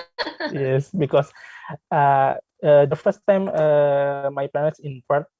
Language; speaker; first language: English; non-native, learner; Indonesian